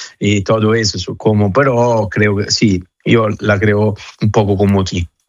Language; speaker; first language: Spanish; non-native, fluent; Italian